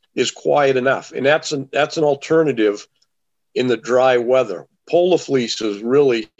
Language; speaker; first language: English; native; English